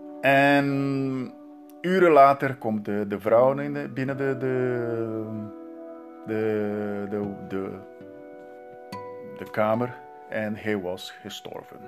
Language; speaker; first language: Dutch; non-native, learner; Portuguese